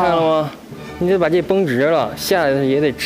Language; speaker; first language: Chinese; native; Chinese